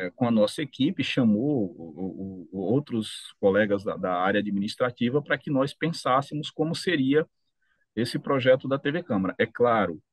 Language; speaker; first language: Portuguese; native; Portuguese